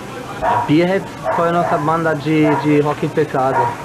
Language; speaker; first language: Portuguese; non-native, fluent; German